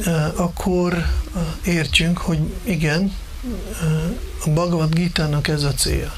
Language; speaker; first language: Hungarian; non-native, fluent; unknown